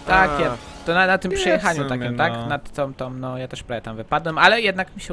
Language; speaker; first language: Polish; native; Polish